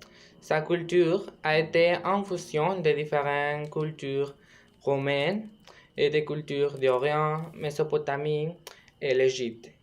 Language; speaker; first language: French; non-native, learner; Spanish